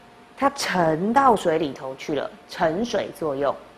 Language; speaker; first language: Chinese; native; Chinese